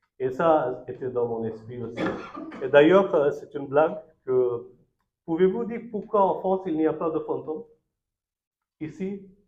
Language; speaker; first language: French; non-native, fluent; Bangla